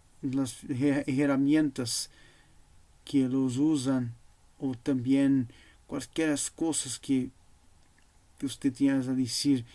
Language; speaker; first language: Portuguese; non-native, learner; Spanish